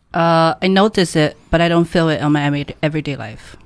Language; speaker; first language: English; non-native, fluent; Chinese